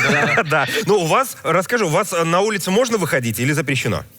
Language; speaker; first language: Russian; native; Russian